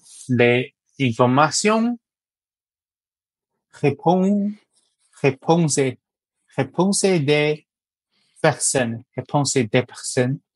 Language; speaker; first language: French; non-native, learner; Chinese